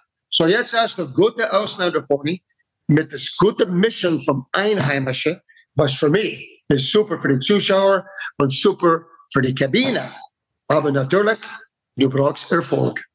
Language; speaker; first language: German; non-native, fluent; English